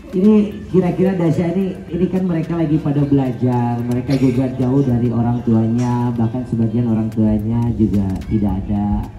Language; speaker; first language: Indonesian; native; Indonesian